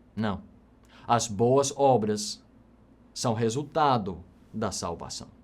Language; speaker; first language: Portuguese; non-native, fluent; English